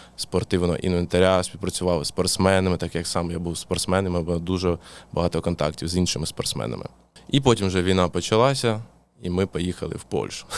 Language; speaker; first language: Ukrainian; non-native, local second language; Russian